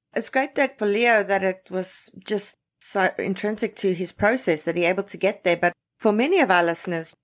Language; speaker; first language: English; native; English